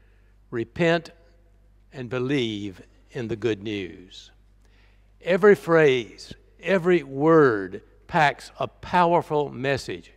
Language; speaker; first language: English; native; English